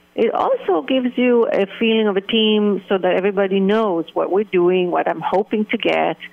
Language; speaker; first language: English; early bilingual, other home language; Hebrew